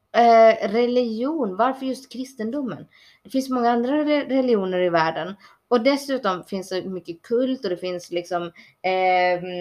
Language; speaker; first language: Swedish; early bilingual, other home language; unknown